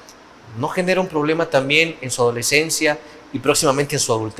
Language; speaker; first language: Spanish; native; Spanish